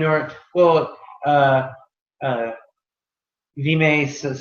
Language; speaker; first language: Irish; non-native, learner; English